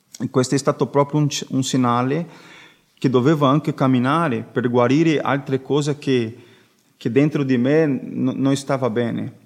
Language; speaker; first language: Italian; non-native, learner; Portuguese